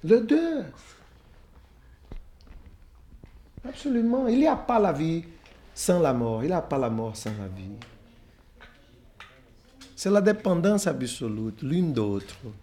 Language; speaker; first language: French; non-native, fluent; Portuguese